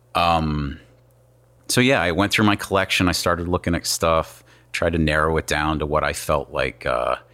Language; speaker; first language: English; native; English